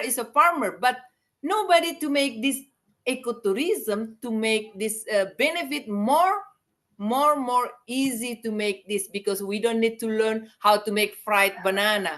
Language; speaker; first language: English; non-native, learner; Indonesian